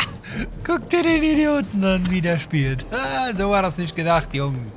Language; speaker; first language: German; native; German